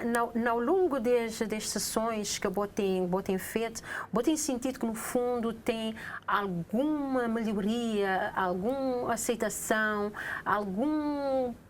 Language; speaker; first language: Portuguese; non-native, local second language; Kabuverdianu